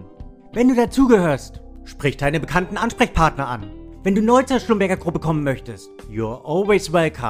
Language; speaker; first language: German; native; German